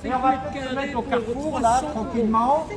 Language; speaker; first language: French; native; French